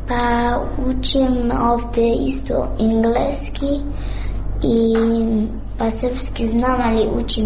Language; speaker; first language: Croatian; non-native, learner; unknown